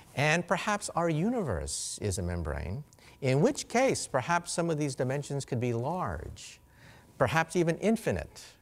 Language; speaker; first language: English; native; English